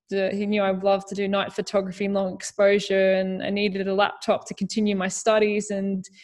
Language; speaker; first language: English; native; English